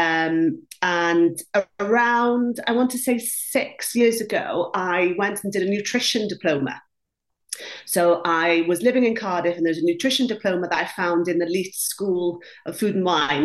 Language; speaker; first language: English; non-native, local second language; Welsh